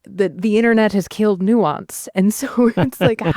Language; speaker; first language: English; native; English